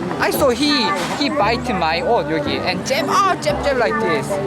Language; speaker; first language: English; non-native, learner; Korean